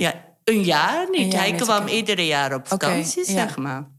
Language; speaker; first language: Dutch; non-native, fluent; Turkish